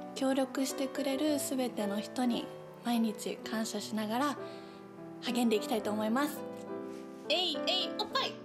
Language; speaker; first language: Japanese; early bilingual, other home language; Thai